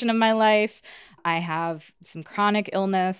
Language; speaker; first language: English; native; English